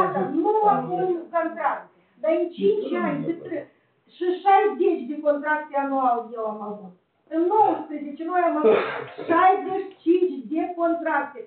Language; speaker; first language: Romanian; non-native, local second language; Russian